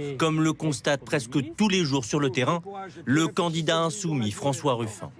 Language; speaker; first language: French; native; French